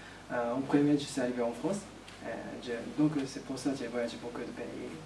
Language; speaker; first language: French; non-native, learner; Japanese